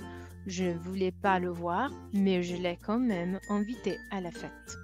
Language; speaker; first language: French; non-native, fluent; Italian